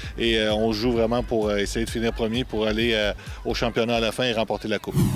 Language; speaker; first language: French; native; French